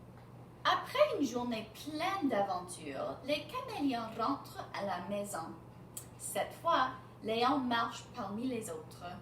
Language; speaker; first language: French; non-native, fluent; English